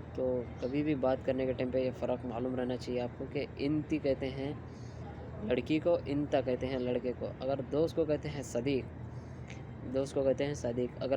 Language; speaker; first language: Urdu; native; Urdu